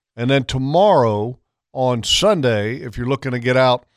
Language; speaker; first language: English; native; English